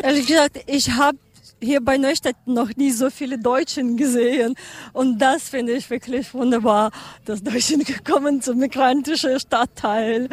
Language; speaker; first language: German; non-native, learner; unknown